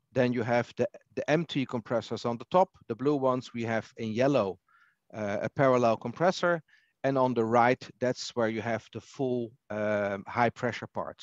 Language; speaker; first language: English; non-native, fluent; Dutch